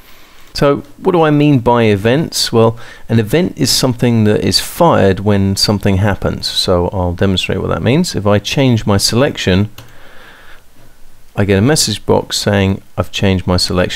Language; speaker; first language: English; native; English